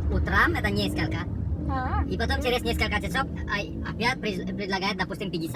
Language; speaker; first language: Russian; non-native, learner; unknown